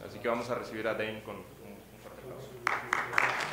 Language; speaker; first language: Spanish; native; Spanish